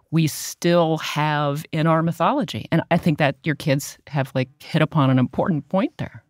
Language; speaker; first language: English; native; English